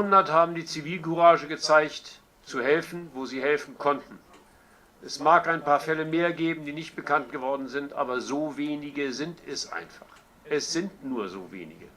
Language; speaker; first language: German; native; German